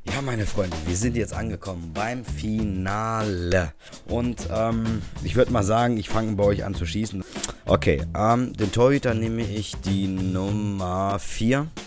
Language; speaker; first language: German; early bilingual, other home language; Russian